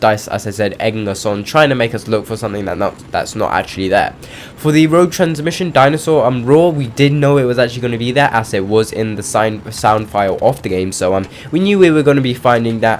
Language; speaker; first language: English; native; English